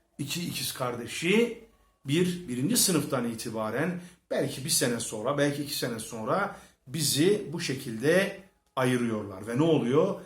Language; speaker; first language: Turkish; early bilingual, heritage; Turkish